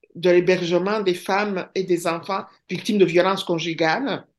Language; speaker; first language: French; non-native, local second language; Kinyarwanda